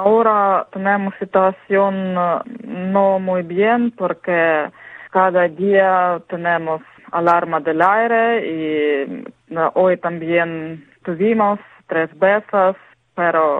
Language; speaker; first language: Spanish; non-native, learner; Ukrainian